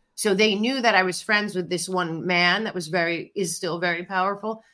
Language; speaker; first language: English; native; English